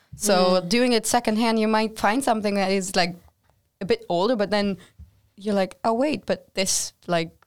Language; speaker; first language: English; non-native, fluent; German